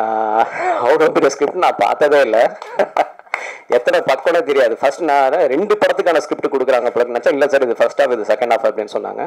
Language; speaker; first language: Tamil; native; Tamil